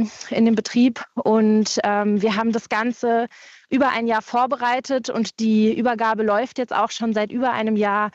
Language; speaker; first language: German; native; German